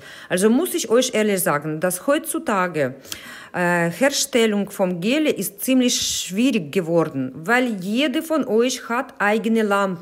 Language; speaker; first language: German; non-native, fluent; Russian